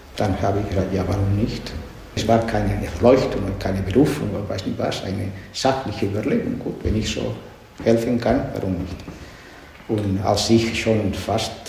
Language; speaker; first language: German; non-native, fluent; Spanish